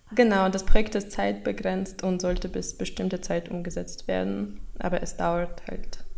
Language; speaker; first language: German; non-native, fluent; Russian